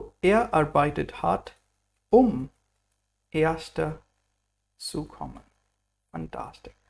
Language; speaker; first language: German; non-native, fluent; English